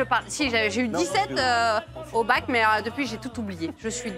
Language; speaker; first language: French; native; French